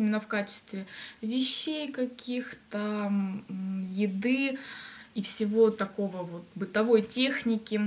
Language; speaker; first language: Russian; native; Russian